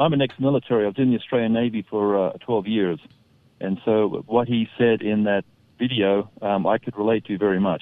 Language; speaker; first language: English; native; English